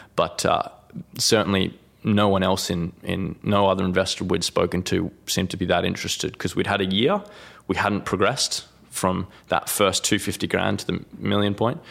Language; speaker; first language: English; native; English